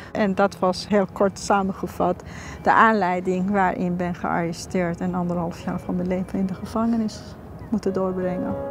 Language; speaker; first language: Dutch; non-native, fluent; Persian